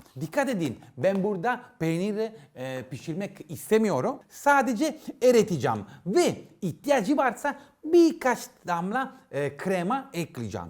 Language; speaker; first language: Turkish; non-native, learner; Italian